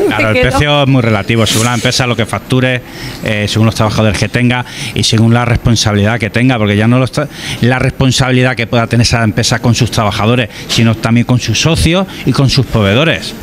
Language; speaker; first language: Spanish; native; Spanish